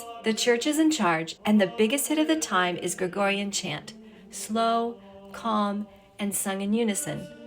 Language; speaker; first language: English; native; English